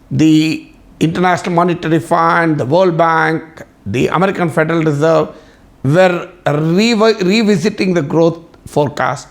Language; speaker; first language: English; non-native, local second language; Telugu